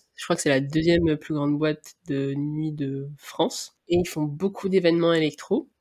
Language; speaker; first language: French; native; French